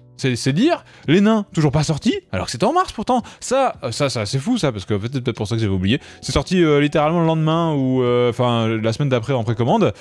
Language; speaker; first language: French; native; French